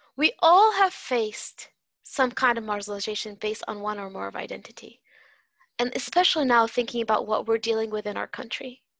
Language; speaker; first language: English; native; English